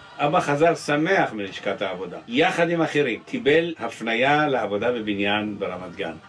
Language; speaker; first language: Hebrew; early bilingual, other home language; Arabic